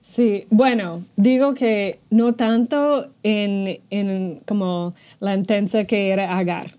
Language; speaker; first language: Spanish; non-native, fluent; English